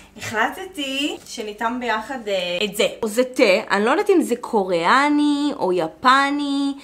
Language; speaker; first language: Hebrew; native; Hebrew